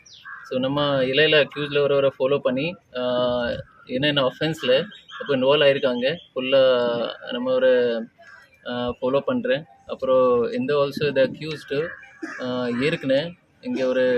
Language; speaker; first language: Tamil; non-native, fluent; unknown